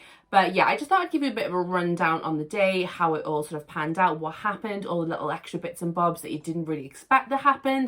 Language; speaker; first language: English; native; English